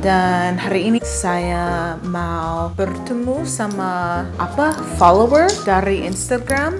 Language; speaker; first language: Indonesian; non-native, learner; English